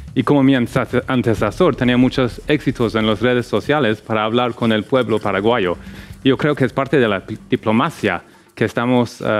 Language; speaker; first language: Spanish; non-native, fluent; English